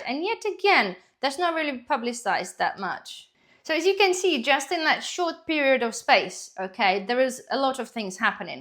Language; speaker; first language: English; non-native, fluent; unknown